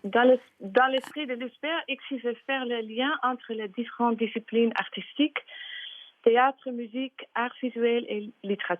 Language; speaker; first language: French; non-native, learner; Dutch